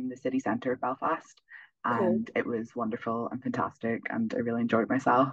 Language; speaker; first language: English; native; English